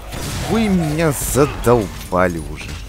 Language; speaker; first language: Russian; native; Russian